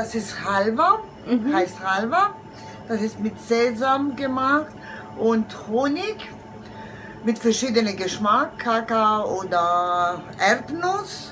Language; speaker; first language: German; non-native, learner; Greek